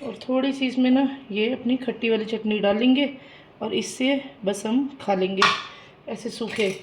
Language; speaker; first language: Hindi; non-native, local second language; Punjabi